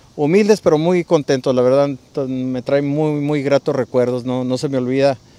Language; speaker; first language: Spanish; native; Spanish